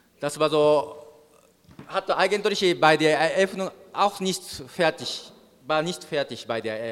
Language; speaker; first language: German; non-native, learner; Japanese